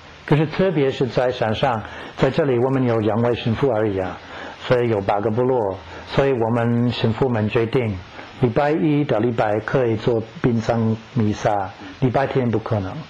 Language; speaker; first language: Chinese; non-native, learner; English